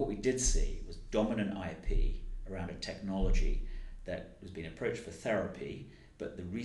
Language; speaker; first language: English; native; English